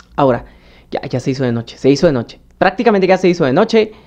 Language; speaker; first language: Spanish; native; Spanish